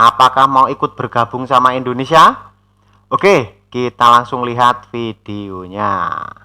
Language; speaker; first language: Indonesian; native; Indonesian